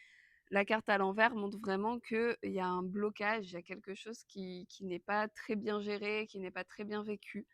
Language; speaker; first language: French; native; French